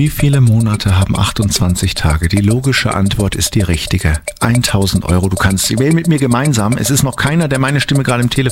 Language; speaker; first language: German; native; German